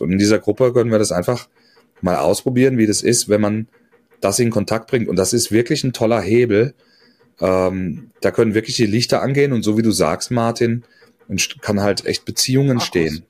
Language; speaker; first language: German; native; German